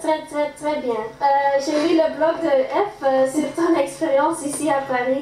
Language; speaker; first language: French; non-native, fluent; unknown